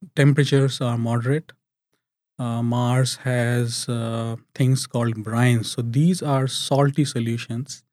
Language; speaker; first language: English; non-native, local second language; Hindi